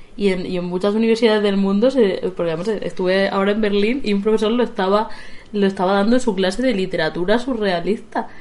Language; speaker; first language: Spanish; native; Spanish